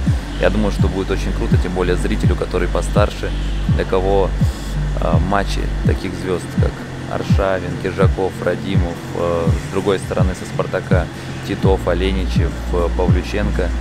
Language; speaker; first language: Russian; native; Russian